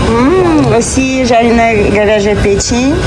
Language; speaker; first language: French; non-native, learner; Armenian